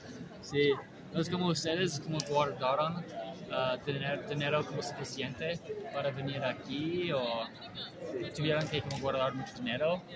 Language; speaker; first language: Spanish; non-native, learner; English